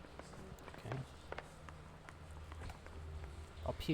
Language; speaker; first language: English; native; English